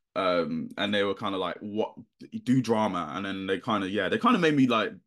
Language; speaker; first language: English; native; English